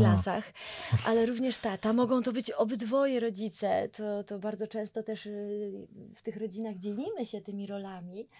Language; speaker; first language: Polish; native; Polish